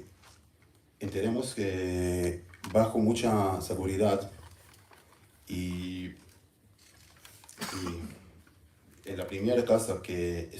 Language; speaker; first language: Spanish; non-native, learner; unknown